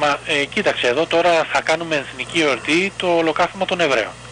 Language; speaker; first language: Greek; native; Greek